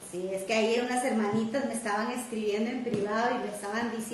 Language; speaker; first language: Spanish; native; Spanish